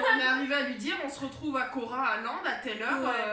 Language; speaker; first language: French; native; French